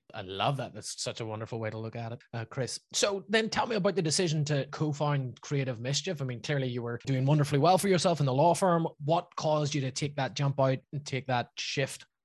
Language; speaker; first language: English; native; English